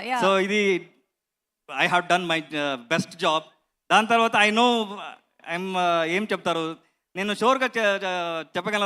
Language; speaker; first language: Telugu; non-native, learner; Kannada